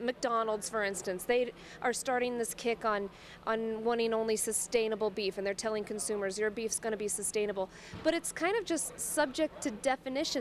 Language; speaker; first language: English; native; English